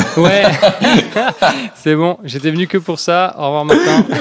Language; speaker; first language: French; native; French